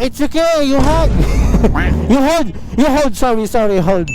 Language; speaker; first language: English; non-native, learner; Filipino